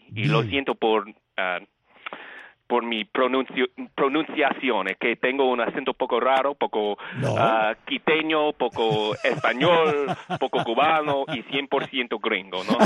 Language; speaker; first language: Spanish; non-native, fluent; English